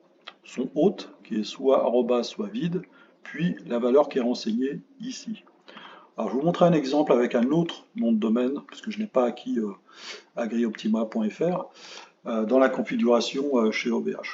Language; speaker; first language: French; native; French